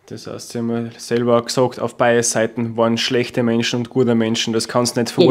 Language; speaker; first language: German; native; German